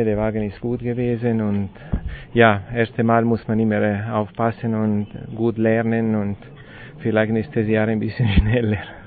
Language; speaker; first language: German; non-native, local second language; Italian